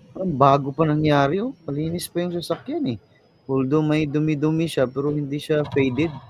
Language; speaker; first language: Filipino; non-native, local second language; Cebuano